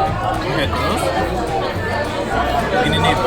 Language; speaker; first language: Indonesian; non-native, learner; German